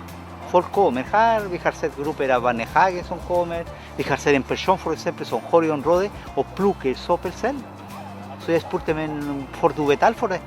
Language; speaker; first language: Norwegian; non-native, fluent; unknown